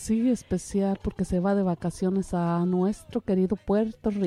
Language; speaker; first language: Spanish; native; Spanish